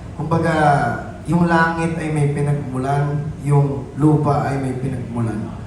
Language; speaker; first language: Filipino; native; Filipino